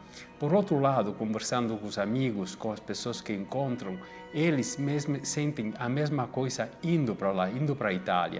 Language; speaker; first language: Portuguese; non-native, fluent; Italian